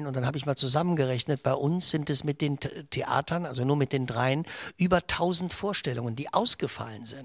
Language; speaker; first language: German; native; German